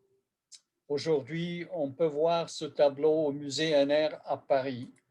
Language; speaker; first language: French; non-native, fluent; Hungarian